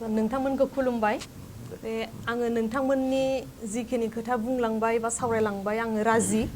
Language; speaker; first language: Bodo; non-native, local second language; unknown